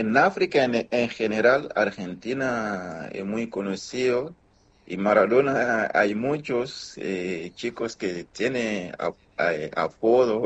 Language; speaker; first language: Spanish; non-native, fluent; Mossi